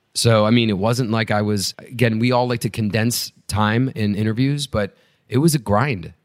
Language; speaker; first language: English; native; English